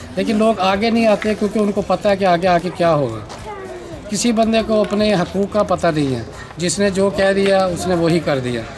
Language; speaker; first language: Urdu; native; Urdu